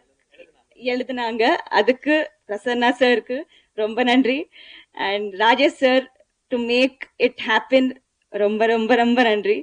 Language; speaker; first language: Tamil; non-native, learner; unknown